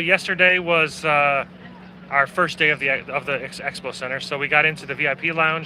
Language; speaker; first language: English; native; English